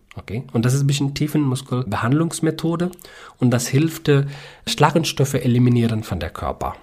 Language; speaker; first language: German; non-native, learner; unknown